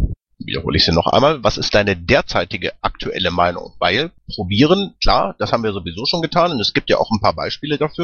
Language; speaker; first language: German; native; German